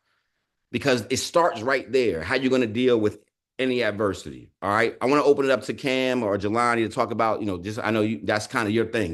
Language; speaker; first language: English; native; English